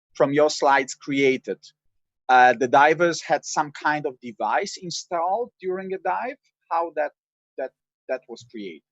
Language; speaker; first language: English; non-native, fluent; Polish